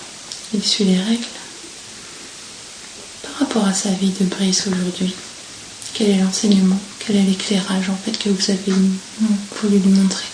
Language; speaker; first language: French; native; French